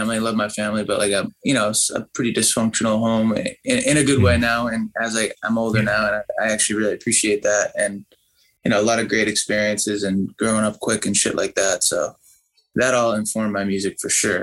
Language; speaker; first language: English; native; English